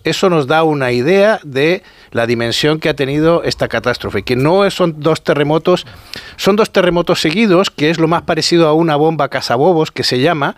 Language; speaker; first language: Spanish; native; Spanish